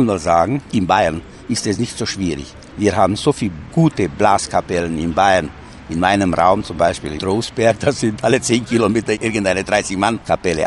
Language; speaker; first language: German; native; German